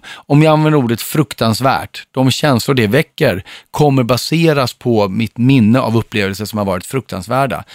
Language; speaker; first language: Swedish; native; Swedish